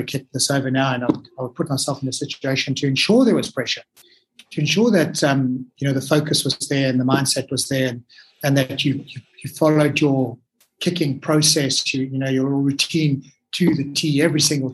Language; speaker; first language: English; native; English